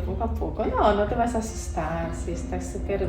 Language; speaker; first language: Spanish; native; Spanish